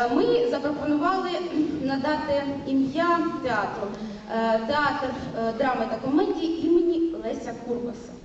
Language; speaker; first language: Ukrainian; non-native, local second language; Russian